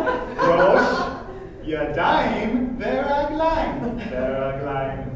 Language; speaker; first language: Hebrew; non-native, fluent; English